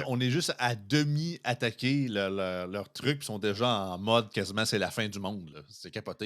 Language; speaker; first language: French; native; French